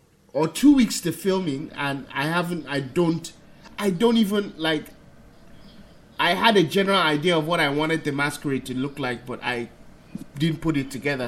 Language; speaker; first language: English; non-native, local second language; Hausa